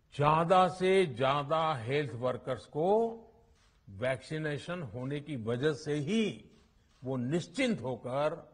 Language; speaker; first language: Hindi; non-native, local second language; Gujarati